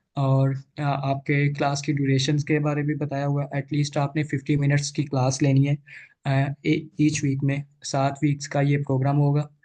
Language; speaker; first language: Urdu; non-native, local second language; Punjabi